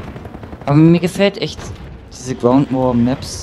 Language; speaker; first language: German; native; German